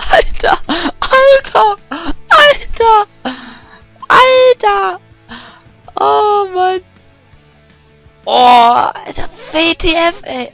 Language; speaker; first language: German; native; German